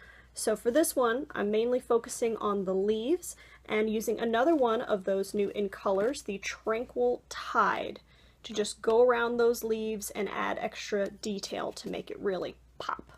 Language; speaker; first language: English; native; English